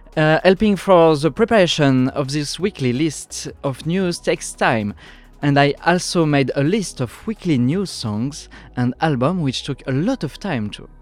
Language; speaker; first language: English; non-native, fluent; French